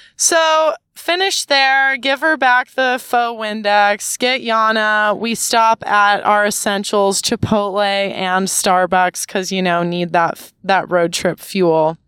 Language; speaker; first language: English; native; English